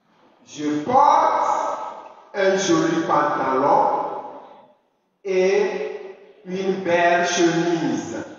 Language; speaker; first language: French; non-native, fluent; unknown